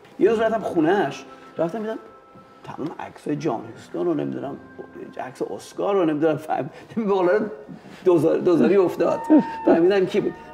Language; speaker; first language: Persian; native; Persian